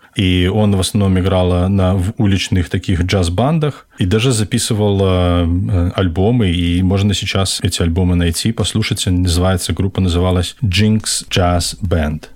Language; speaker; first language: Russian; native; Russian